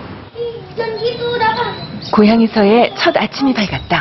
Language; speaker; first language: Korean; native; Korean